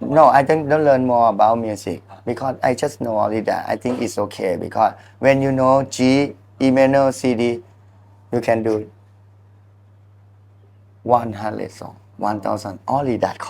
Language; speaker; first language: English; non-native, learner; Thai